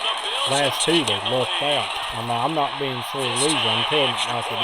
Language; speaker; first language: English; native; English